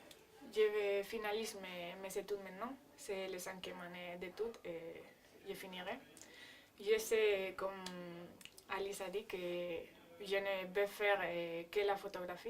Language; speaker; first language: French; non-native, learner; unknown